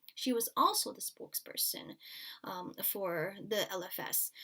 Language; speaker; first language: English; non-native, local second language; Filipino